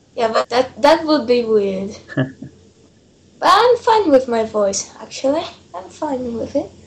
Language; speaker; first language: English; non-native, fluent; Portuguese